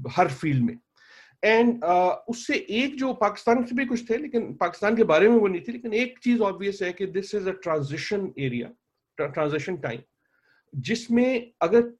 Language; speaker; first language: Urdu; native; Urdu